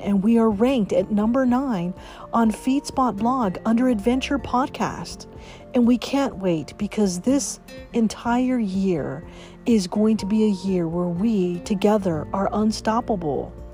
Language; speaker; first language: English; native; English